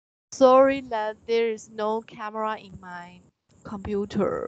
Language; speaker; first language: English; non-native, learner; Chinese